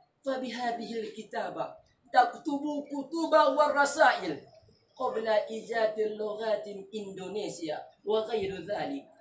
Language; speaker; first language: Arabic; non-native, learner; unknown